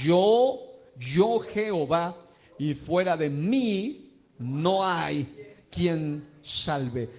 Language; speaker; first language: Spanish; native; Spanish